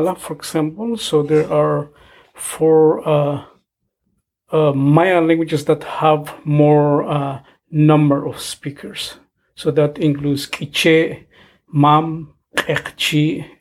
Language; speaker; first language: English; non-native, fluent; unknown